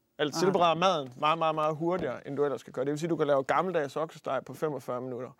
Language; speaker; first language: Danish; native; Danish